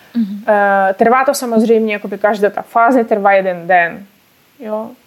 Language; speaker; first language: Czech; non-native, fluent; Russian